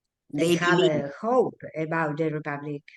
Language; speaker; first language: English; non-native, learner; Spanish